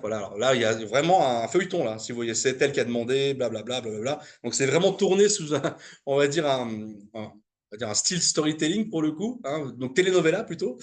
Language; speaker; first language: French; native; French